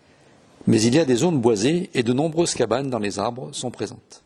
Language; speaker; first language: French; native; French